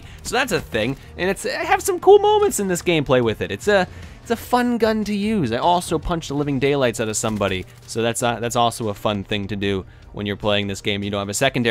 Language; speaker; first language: English; native; English